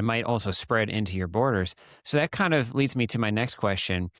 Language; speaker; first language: English; native; English